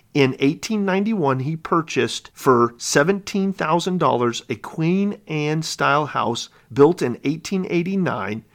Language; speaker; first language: English; native; English